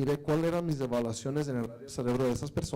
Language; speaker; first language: Spanish; native; Spanish